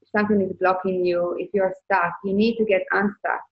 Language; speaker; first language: English; non-native, fluent; Hebrew